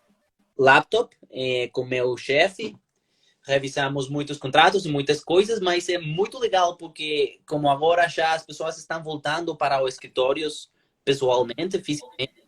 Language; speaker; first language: Portuguese; non-native, learner; Spanish